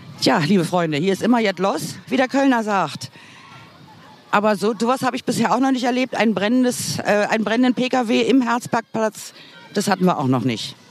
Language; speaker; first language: German; native; German